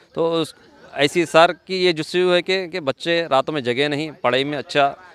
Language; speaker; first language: Hindi; non-native, local second language; Urdu